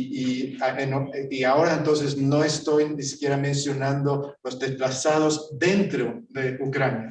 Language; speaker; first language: Spanish; non-native, fluent; Swedish